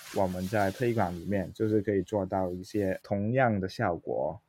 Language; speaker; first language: Chinese; non-native, local second language; Cantonese